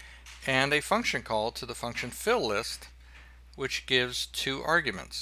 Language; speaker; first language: English; native; English